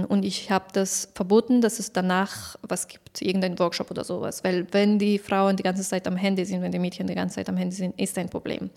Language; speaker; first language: German; non-native, fluent; Persian